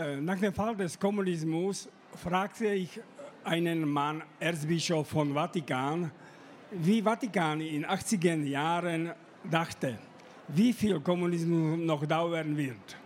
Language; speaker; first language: German; non-native, fluent; Slovak